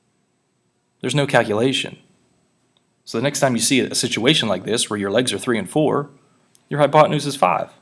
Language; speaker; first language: English; native; English